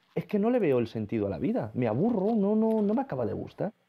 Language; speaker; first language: Spanish; native; Spanish